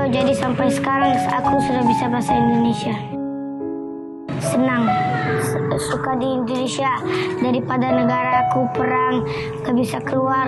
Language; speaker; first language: Indonesian; early bilingual, other home language; Persian